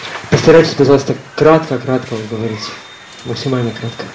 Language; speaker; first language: Russian; native; Russian